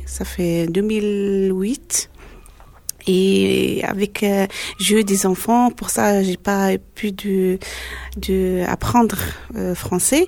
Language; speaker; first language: French; non-native, learner; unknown